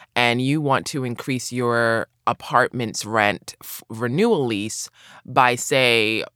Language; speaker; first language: English; native; English